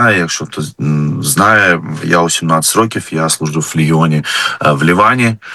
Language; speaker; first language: Ukrainian; non-native, fluent; Arabic